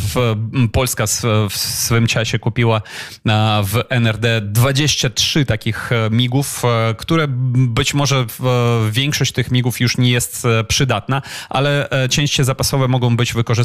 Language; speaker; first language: Polish; non-native, fluent; Ukrainian